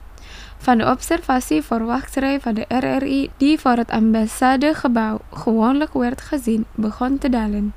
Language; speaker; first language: Dutch; non-native, fluent; Indonesian